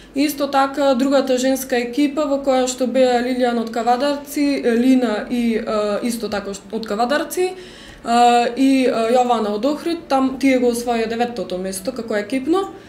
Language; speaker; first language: Macedonian; native; Macedonian